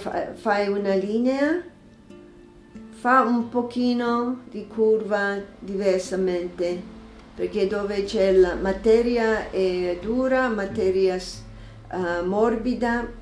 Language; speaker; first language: Italian; non-native, fluent; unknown